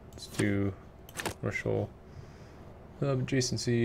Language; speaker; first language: English; native; English